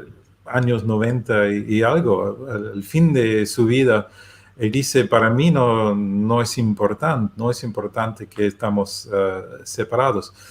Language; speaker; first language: Spanish; non-native, learner; German